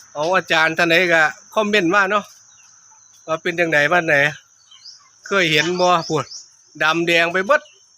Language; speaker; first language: Thai; native; Thai